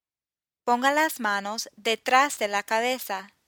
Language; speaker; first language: Spanish; non-native, fluent; English